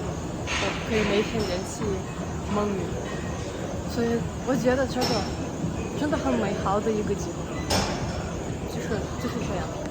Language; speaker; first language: Chinese; non-native, fluent; Russian